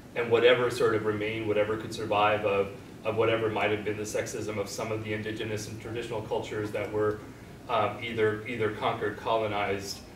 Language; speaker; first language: English; native; English